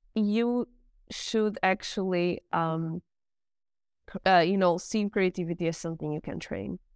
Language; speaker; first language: English; non-native, fluent; Portuguese